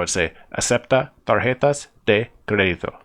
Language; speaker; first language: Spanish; non-native, learner; English